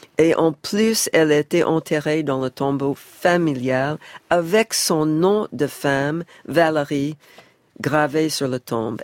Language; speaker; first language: French; non-native, fluent; English